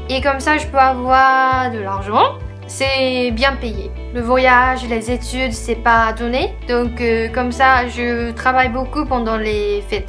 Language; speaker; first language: French; non-native, fluent; Japanese